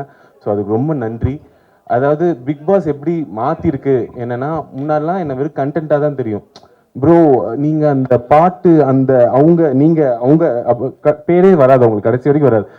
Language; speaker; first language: Tamil; native; Tamil